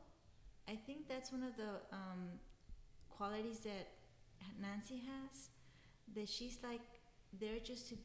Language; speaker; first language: English; non-native, fluent; Spanish